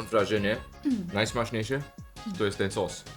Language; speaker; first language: Polish; non-native, learner; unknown